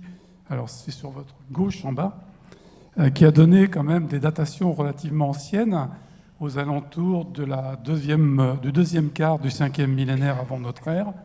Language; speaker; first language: French; native; French